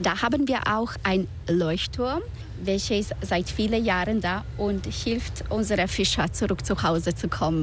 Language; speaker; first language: German; non-native, learner; Spanish